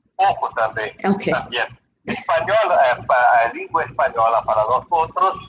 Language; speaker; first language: Spanish; non-native, learner; Portuguese